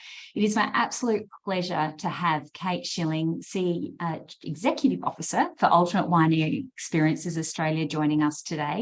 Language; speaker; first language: English; native; English